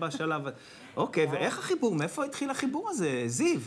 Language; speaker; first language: Hebrew; native; Hebrew